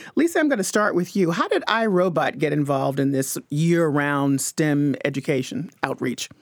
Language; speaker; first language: English; native; English